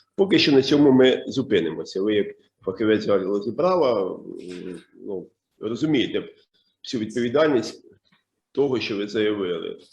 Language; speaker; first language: Ukrainian; native; Ukrainian